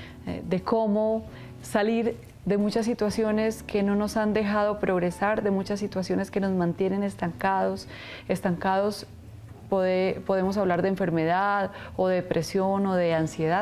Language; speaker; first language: Spanish; native; Spanish